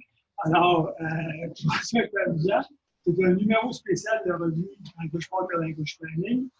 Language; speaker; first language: French; native; French